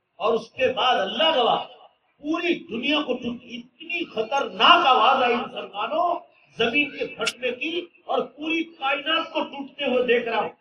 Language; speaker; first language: Urdu; native; Urdu